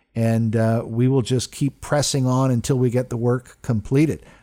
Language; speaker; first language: English; early bilingual, other home language; Italian